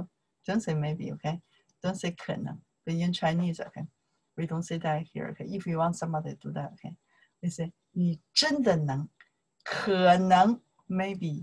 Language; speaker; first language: English; non-native, learner; Chinese